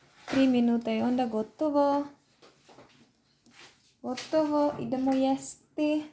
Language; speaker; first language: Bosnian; non-native, learner; Filipino